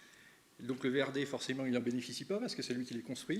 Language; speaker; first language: French; native; French